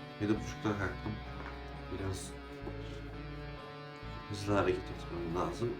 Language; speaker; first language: Turkish; native; Turkish